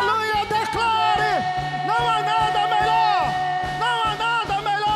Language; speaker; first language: Portuguese; native; Portuguese